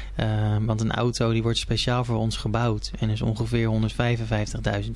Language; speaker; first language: Dutch; native; Dutch